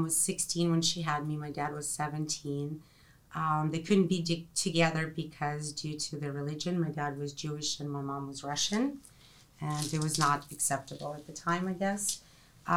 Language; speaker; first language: English; non-native, fluent; Ukrainian